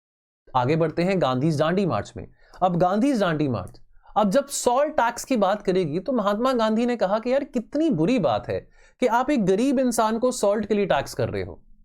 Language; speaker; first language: Hindi; native; Hindi